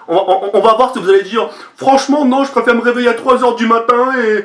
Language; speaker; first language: French; native; French